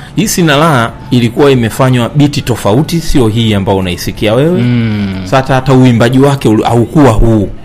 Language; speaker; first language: Swahili; native; Swahili